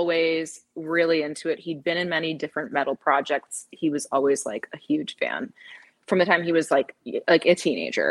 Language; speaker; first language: English; native; English